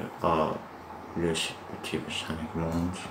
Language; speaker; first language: French; non-native, learner; Turkish